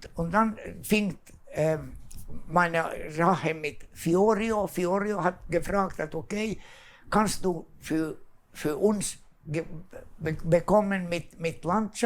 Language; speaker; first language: German; non-native, fluent; Finnish